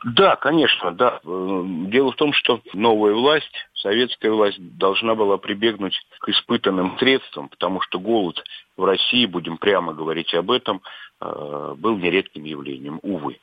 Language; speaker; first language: Russian; native; Russian